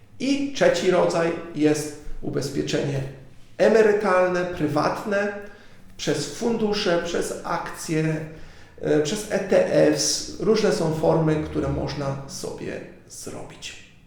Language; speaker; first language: Polish; early bilingual, heritage; Polish